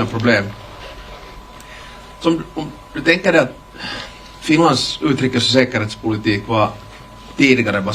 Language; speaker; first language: Swedish; native; Swedish